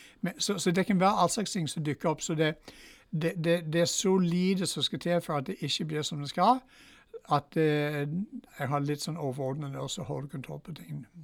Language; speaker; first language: Norwegian; non-native, fluent; English